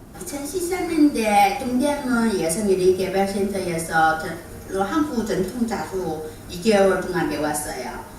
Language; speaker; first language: Korean; non-native, fluent; Chinese